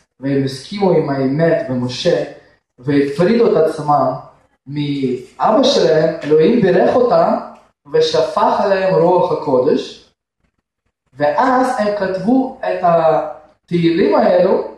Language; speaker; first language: Hebrew; non-native, fluent; Russian